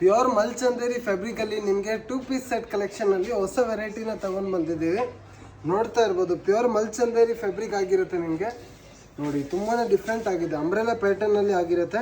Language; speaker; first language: Kannada; native; Kannada